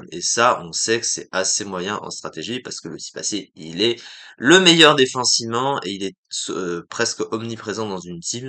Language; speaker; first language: French; native; French